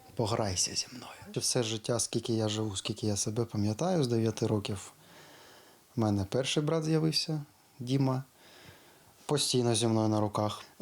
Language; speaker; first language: Ukrainian; native; Ukrainian